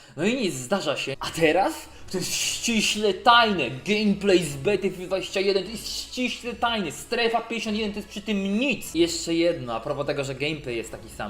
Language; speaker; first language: Polish; native; Polish